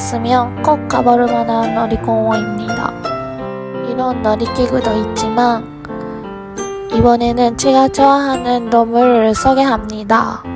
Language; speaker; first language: Korean; non-native, learner; Japanese